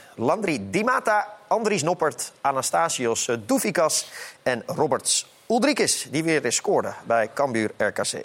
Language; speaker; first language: Dutch; native; Dutch